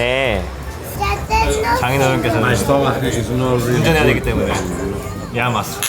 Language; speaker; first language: Korean; native; Korean